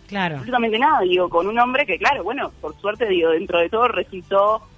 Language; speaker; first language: Spanish; native; Spanish